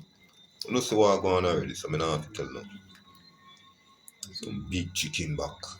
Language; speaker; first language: English; non-native, local second language; Jamaican Creole English